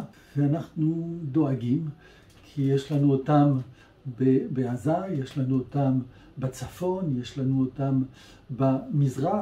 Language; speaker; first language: Hebrew; non-native, fluent; French